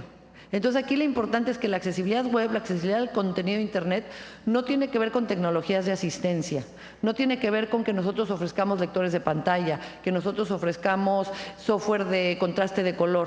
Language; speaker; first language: Spanish; native; Spanish